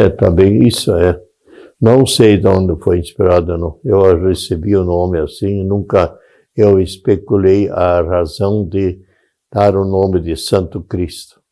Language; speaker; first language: Portuguese; non-native, local second language; German